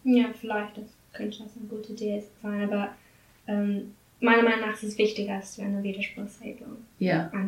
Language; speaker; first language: German; non-native, learner; English